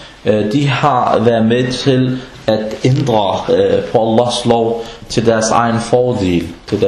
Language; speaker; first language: Danish; early bilingual, other home language; Arabic